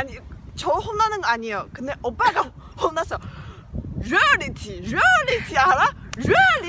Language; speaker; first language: Korean; non-native, learner; Chinese